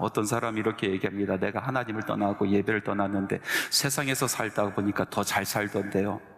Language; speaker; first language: Korean; native; Korean